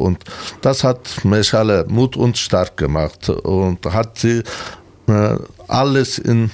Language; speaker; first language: German; non-native, learner; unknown